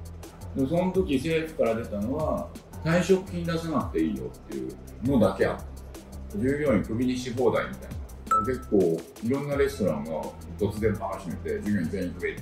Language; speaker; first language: Japanese; native; Japanese